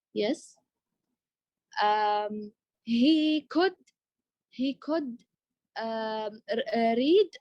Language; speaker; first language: English; non-native, learner; Arabic